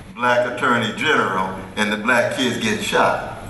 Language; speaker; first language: English; native; English